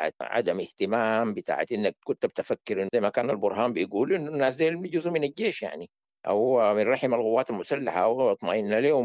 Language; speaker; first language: Arabic; native; Arabic